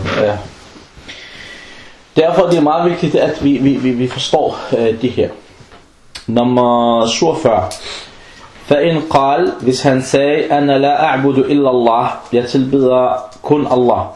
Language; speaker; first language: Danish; non-native, fluent; Arabic